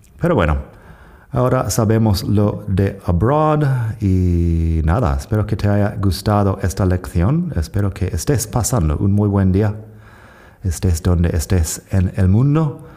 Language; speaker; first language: Spanish; non-native, fluent; English